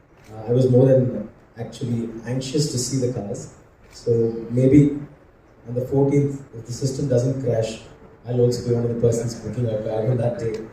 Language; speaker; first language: English; non-native, local second language; Tamil